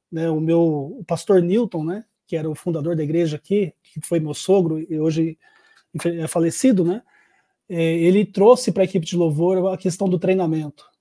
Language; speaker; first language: Portuguese; native; Portuguese